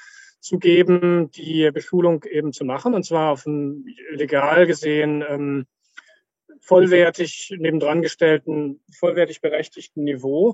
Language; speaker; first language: German; native; German